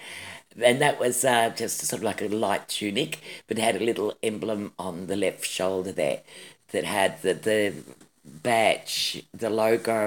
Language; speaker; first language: English; native; English